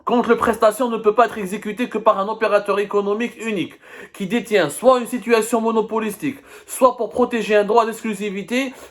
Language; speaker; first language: French; non-native, local second language; Arabic